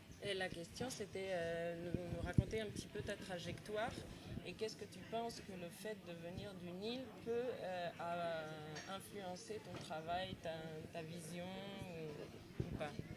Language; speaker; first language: French; non-native, fluent; Spanish